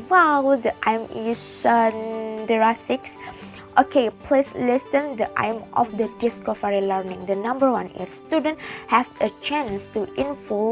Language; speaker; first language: English; non-native, learner; Indonesian